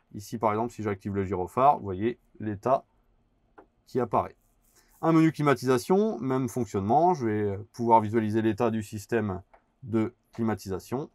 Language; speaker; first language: French; native; French